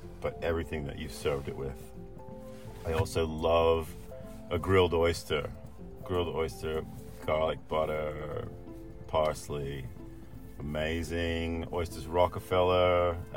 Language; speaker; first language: English; native; English